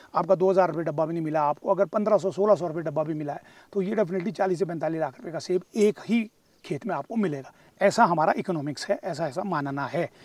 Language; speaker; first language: Hindi; native; Hindi